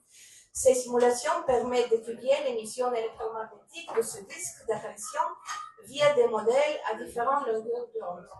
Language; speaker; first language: French; non-native, learner; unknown